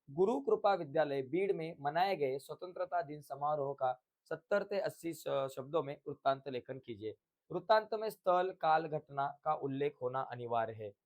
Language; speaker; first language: Hindi; non-native, local second language; Marathi